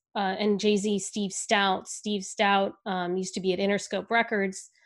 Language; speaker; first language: English; early bilingual, other home language; Hindi